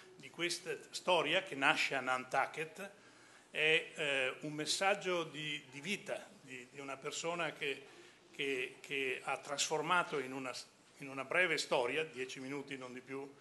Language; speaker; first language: Italian; native; Italian